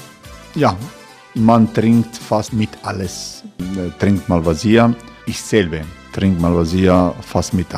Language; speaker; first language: German; non-native, learner; Croatian